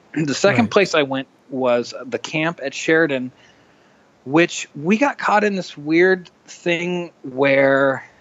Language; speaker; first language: English; native; English